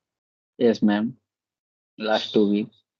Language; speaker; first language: English; non-native, learner; Bhojpuri